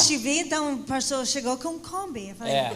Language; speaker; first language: Portuguese; non-native, fluent; English